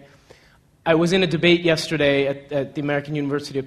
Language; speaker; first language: English; native; English